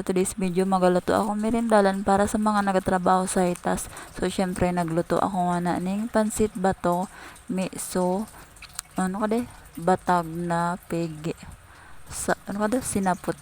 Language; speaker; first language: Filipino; non-native, local second language; Bikol